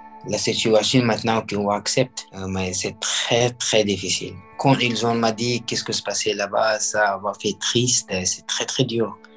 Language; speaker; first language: French; non-native, learner; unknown